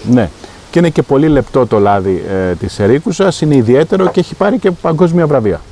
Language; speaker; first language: Greek; native; Greek